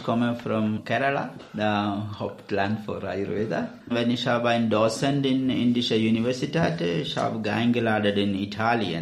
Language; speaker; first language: German; non-native, learner; Malayalam